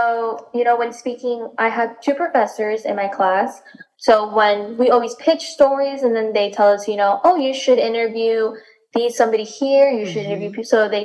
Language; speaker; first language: English; native; English